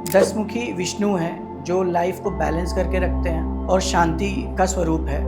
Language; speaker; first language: Hindi; non-native, local second language; Tamil